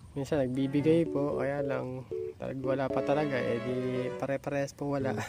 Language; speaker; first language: Filipino; native; Filipino